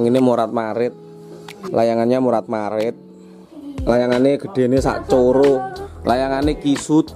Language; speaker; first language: Indonesian; non-native, local second language; Javanese